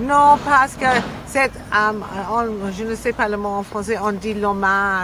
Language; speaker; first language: French; non-native, learner; English